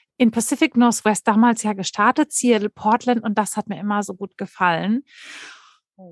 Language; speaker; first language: German; native; German